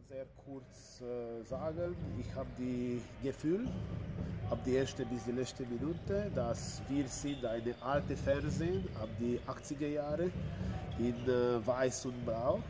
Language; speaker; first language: German; non-native, learner; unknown